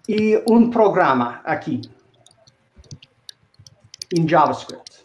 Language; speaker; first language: Spanish; non-native, learner; English